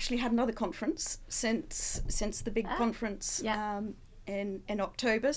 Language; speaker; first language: English; native; English